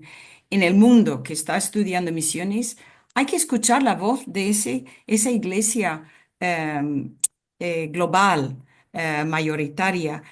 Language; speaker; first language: Spanish; non-native, fluent; English